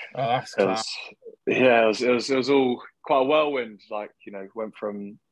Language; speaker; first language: English; native; English